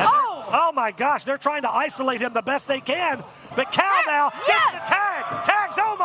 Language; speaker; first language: English; native; English